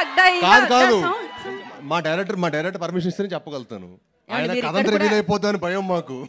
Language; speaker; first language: Telugu; native; Telugu